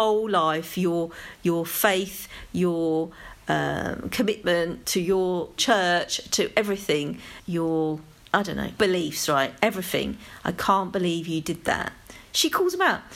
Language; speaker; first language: English; native; English